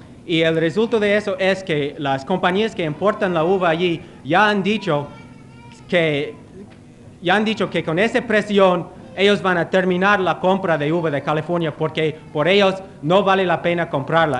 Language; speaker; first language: Spanish; non-native, fluent; English